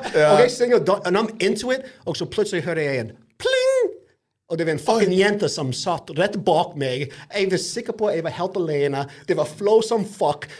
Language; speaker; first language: Norwegian; non-native, fluent; English